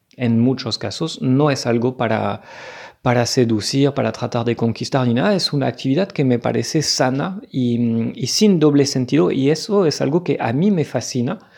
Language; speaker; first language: Spanish; non-native, fluent; French